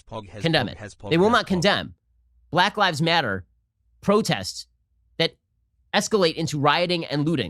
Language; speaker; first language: English; native; English